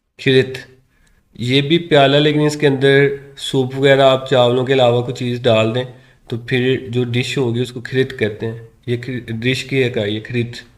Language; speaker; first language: Urdu; non-native, local second language; Punjabi